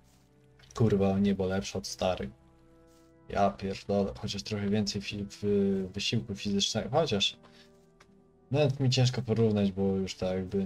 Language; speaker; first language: Polish; native; Polish